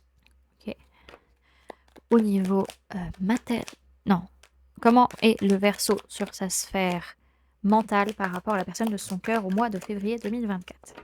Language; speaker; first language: French; native; French